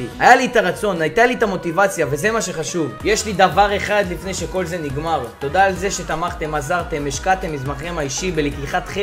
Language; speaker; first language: Hebrew; native; Hebrew